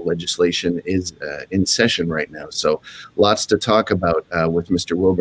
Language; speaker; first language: English; native; English